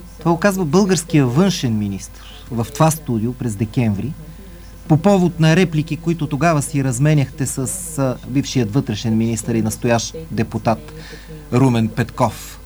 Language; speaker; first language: Bulgarian; native; Bulgarian